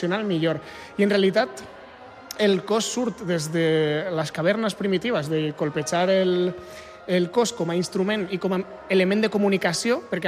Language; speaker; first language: Catalan; native; Catalan